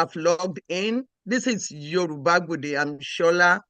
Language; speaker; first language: English; non-native, local second language; Yoruba